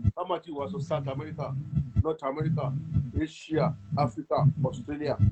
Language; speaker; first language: English; non-native, local second language; Yoruba